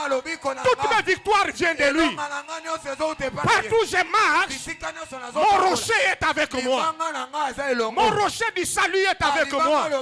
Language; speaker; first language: French; non-native, local second language; Lingala